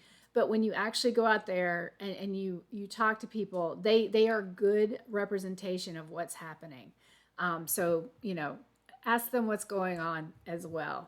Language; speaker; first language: English; native; English